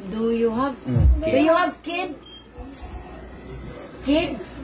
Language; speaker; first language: English; non-native, learner; Filipino